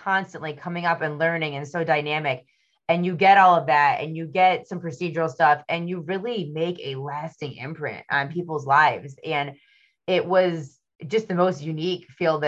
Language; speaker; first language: English; native; English